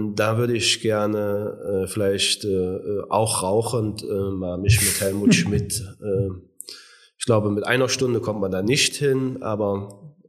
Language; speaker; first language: German; native; German